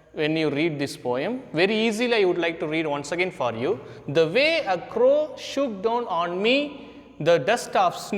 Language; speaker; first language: English; non-native, local second language; Hindi